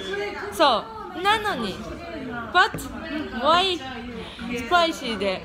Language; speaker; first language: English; non-native, learner; Japanese